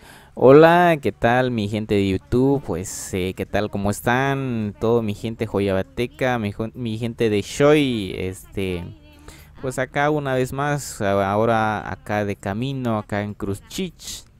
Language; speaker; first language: Spanish; native; Spanish